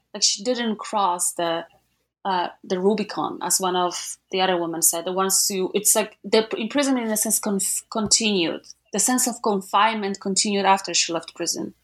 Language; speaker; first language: English; non-native, fluent; Polish